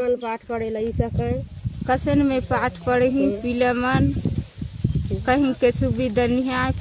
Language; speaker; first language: Hindi; non-native, local second language; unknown